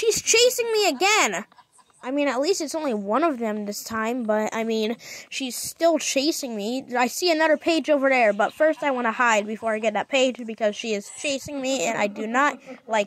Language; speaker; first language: English; native; English